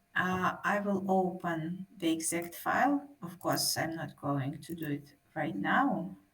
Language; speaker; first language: English; non-native, fluent; Russian